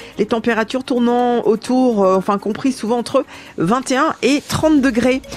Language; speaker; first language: French; native; French